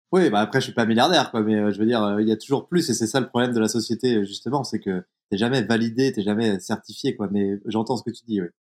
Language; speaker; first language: French; native; French